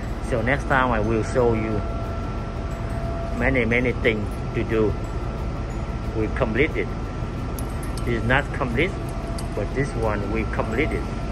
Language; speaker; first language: English; non-native, learner; Vietnamese